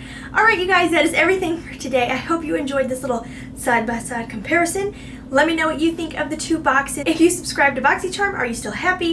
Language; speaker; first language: English; native; English